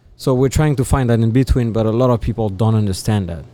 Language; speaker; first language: English; non-native, fluent; French